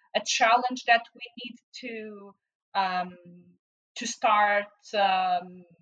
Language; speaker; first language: English; non-native, fluent; Portuguese